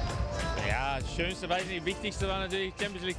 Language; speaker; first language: German; non-native, fluent; Dutch